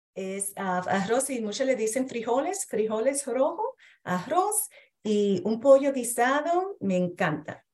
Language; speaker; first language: Spanish; early bilingual, heritage; Spanish